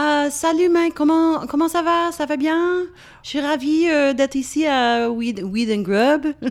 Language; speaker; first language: French; non-native, learner; English